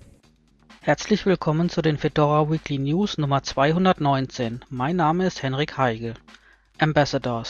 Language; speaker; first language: German; native; German